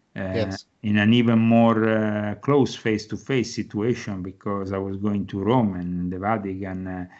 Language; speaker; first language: English; non-native, fluent; Italian